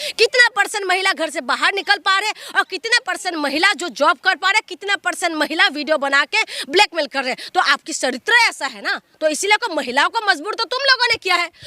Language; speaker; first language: Hindi; non-native, local second language; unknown